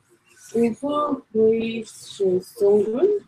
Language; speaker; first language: Chinese; non-native, learner; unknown